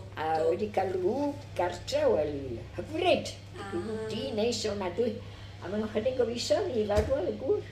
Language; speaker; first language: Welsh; early bilingual, heritage; Welsh